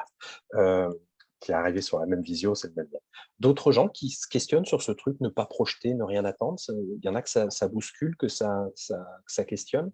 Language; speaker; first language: French; native; French